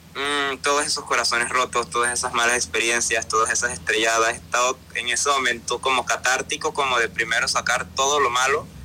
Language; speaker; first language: Spanish; native; Spanish